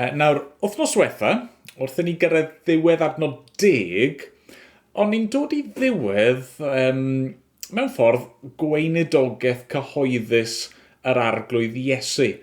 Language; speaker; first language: Welsh; native; Welsh